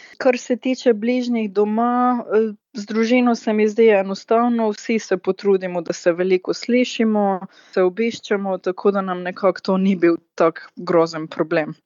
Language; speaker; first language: Slovenian; native; Slovenian